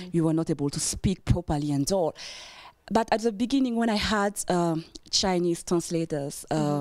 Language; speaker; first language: English; non-native, fluent; French